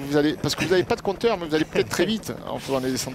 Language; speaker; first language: French; native; French